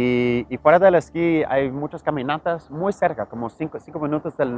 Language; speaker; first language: Spanish; early bilingual, heritage; Spanish